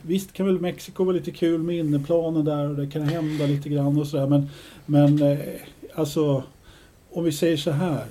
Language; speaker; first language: Swedish; native; Swedish